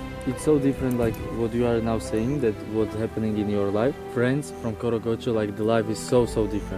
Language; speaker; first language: English; non-native, learner; Slovak